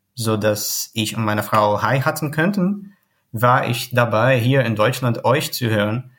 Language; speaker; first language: German; non-native, fluent; Portuguese